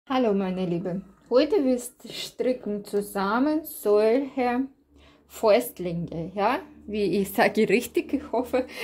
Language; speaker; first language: German; non-native, learner; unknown